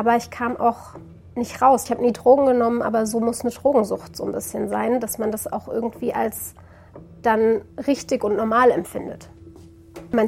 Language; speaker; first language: German; native; German